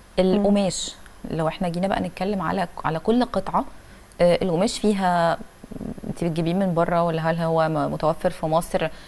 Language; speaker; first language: Arabic; native; Arabic